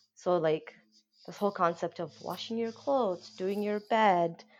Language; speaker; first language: English; non-native, local second language; Somali